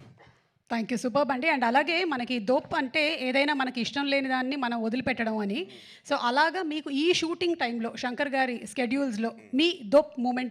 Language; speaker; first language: Telugu; native; Telugu